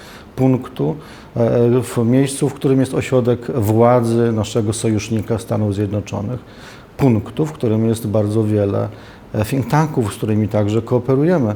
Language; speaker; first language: Polish; native; Polish